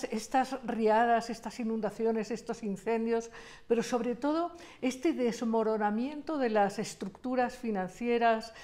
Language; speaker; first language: Spanish; native; Spanish